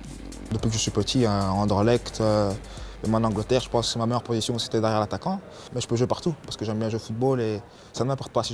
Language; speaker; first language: French; early bilingual, other home language; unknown